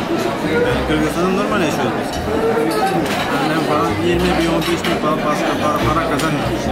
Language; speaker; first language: Turkish; non-native, learner; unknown